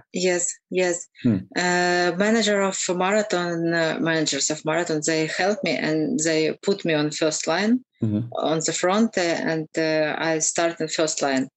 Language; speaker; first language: English; non-native, learner; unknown